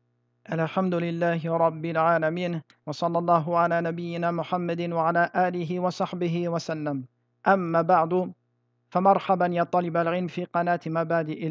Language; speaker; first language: Arabic; non-native, fluent; French